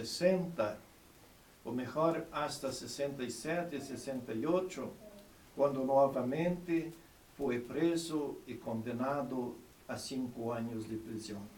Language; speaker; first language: Spanish; non-native, fluent; Portuguese